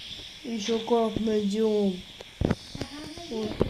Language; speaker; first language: Russian; native; Russian